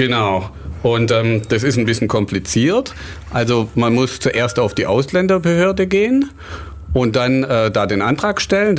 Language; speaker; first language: German; native; German